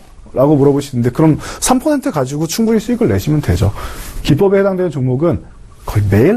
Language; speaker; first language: Korean; native; Korean